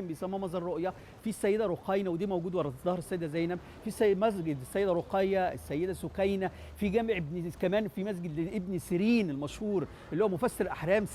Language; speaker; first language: Egyptian Arabic; native; Egyptian Arabic